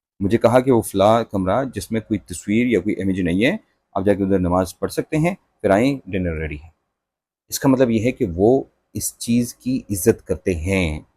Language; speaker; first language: Urdu; native; Urdu